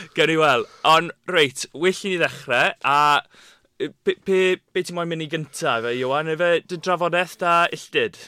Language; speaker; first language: Welsh; native; Welsh